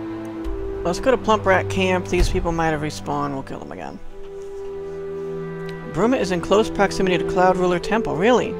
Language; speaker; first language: English; native; English